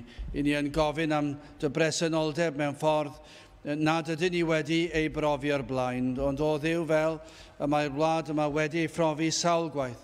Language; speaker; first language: Welsh; native; Welsh